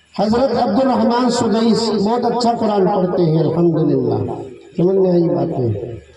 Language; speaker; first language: Urdu; native; Urdu